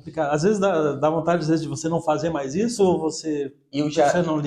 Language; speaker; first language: Portuguese; native; Portuguese